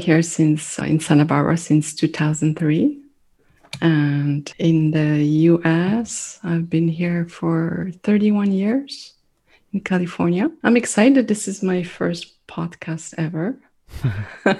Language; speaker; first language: English; non-native, fluent; French